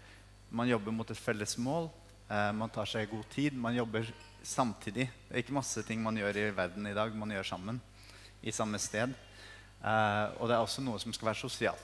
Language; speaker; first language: Norwegian; native; Norwegian